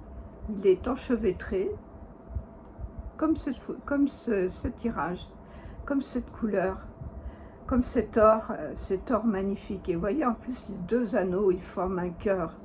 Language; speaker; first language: French; native; French